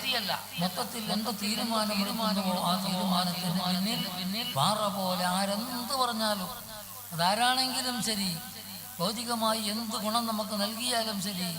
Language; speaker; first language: Malayalam; native; Malayalam